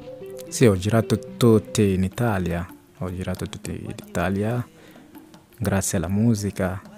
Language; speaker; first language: Italian; non-native, fluent; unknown